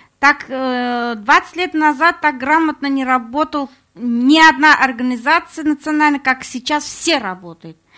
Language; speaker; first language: Russian; non-native, fluent; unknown